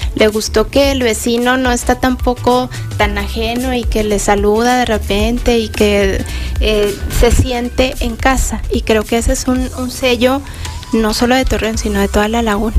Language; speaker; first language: Spanish; native; Spanish